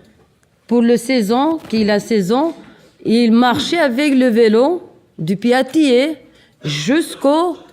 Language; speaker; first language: French; non-native, learner; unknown